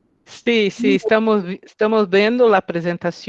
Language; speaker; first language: Spanish; non-native, fluent; Portuguese